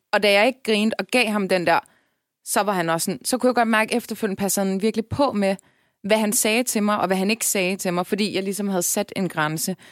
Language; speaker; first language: Danish; early bilingual, other home language; Turkish